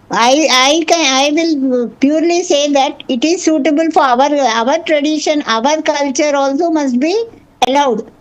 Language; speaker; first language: English; non-native, local second language; Telugu